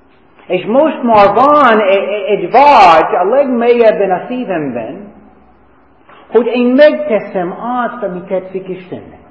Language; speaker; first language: Hungarian; non-native, fluent; English